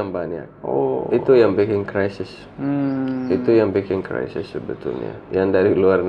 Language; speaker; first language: Indonesian; non-native, fluent; Arabic